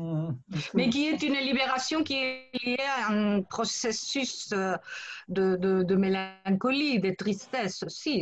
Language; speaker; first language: French; non-native, fluent; Spanish